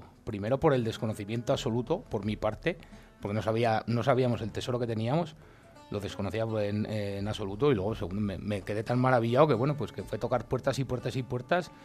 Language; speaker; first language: Spanish; native; Spanish